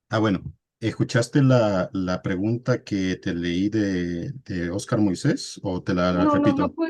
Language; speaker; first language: Spanish; native; Spanish